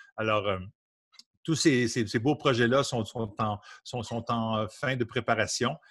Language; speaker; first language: French; native; French